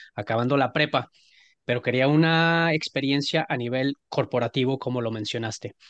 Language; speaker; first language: Spanish; native; Spanish